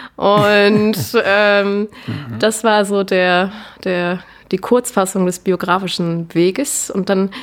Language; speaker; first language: German; native; German